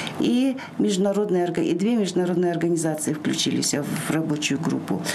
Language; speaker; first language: Russian; non-native, local second language; Kyrgyz